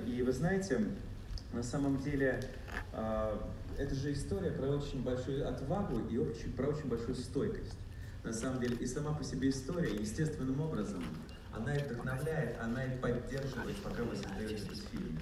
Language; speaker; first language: Russian; native; Russian